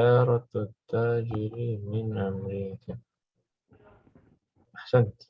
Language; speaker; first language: Arabic; non-native, fluent; Indonesian